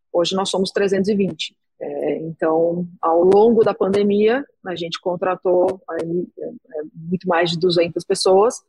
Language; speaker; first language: Portuguese; native; Portuguese